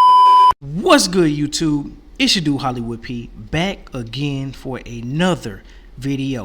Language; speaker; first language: English; native; English